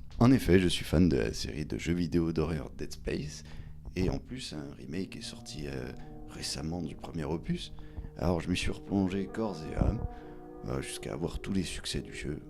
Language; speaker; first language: French; native; French